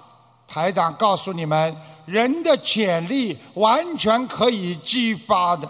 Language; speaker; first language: Chinese; native; Chinese